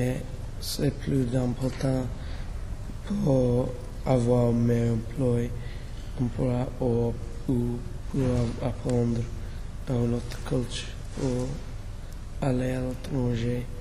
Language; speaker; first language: French; non-native, learner; English